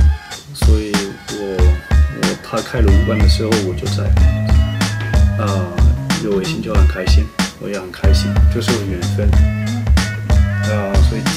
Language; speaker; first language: Chinese; non-native, fluent; French